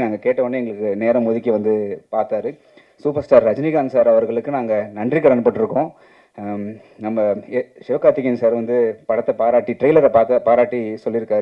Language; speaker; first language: Tamil; native; Tamil